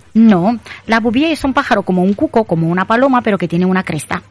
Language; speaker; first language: Spanish; non-native, fluent; Romanian